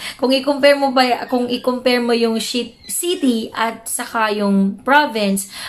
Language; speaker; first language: Filipino; native; Filipino